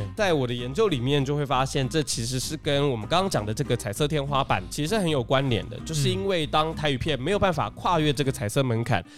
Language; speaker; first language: Chinese; non-native, local second language; Min Nan Chinese